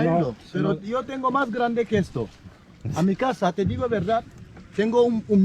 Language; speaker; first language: Spanish; non-native, learner; Wolof